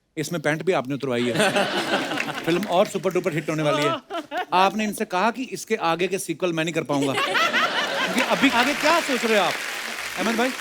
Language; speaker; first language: Hindi; non-native, local second language; Punjabi